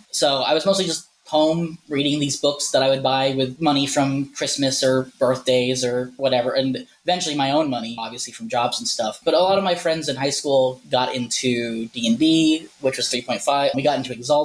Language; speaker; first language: English; native; English